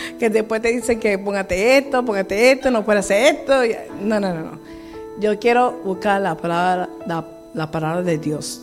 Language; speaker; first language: Spanish; early bilingual, heritage; Spanish